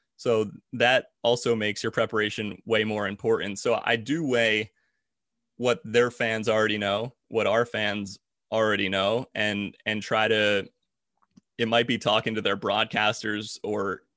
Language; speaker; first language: English; native; English